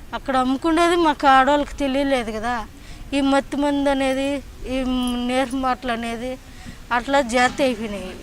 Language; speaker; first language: Telugu; native; Telugu